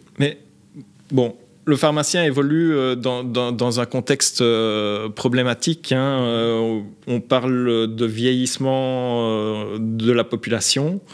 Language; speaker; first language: French; native; French